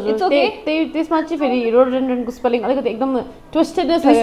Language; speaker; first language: Nepali; native; Nepali